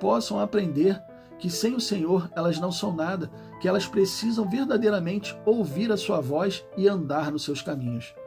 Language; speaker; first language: Portuguese; native; Portuguese